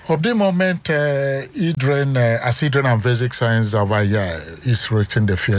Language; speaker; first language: Dutch; non-native, learner; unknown